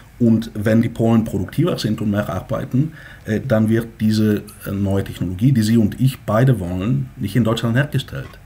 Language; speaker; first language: German; non-native, fluent; Bulgarian